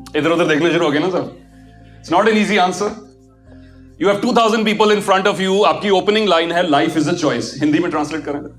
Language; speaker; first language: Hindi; non-native, local second language; Punjabi